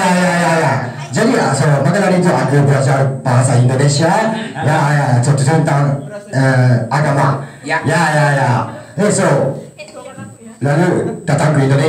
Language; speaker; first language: Indonesian; non-native, learner; Japanese